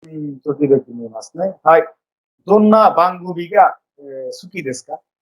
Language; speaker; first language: Japanese; non-native, fluent; Bangla